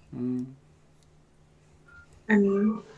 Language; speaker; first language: Korean; non-native, learner; Indonesian